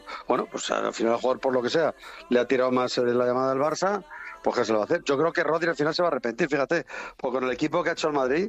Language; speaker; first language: Spanish; native; Spanish